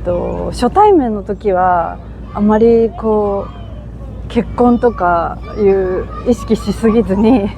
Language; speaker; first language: Japanese; non-native, fluent; Korean